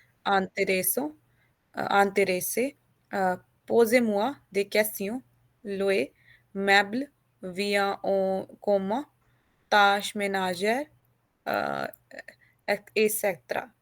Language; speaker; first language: French; non-native, learner; Hindi